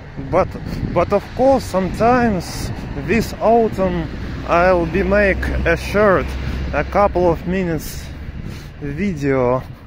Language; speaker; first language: English; non-native, learner; Russian